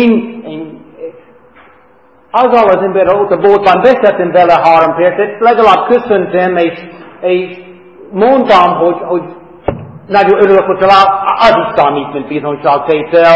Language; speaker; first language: Hungarian; non-native, fluent; English